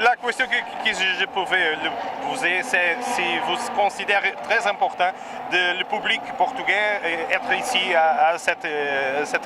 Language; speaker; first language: French; non-native, learner; Portuguese